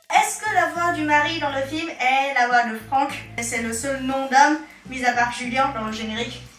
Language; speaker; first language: French; non-native, fluent; Vietnamese